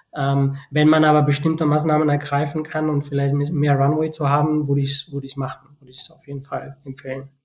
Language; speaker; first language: German; non-native, fluent; Spanish